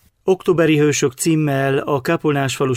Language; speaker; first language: Hungarian; native; Hungarian